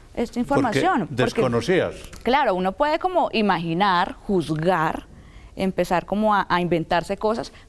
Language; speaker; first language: Spanish; native; Spanish